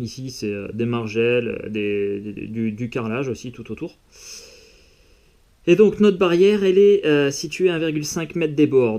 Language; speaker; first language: French; native; French